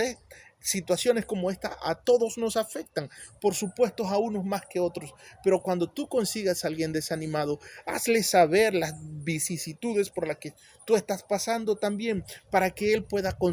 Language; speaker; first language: Spanish; native; Spanish